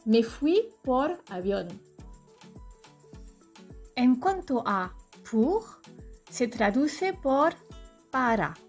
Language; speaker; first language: Spanish; non-native, fluent; French